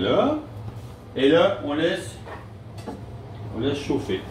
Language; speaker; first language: French; native; French